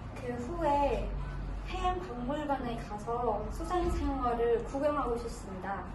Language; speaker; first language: Korean; non-native, learner; Burmese